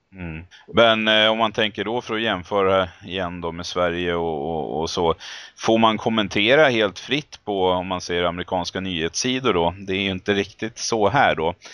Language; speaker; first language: Swedish; native; Swedish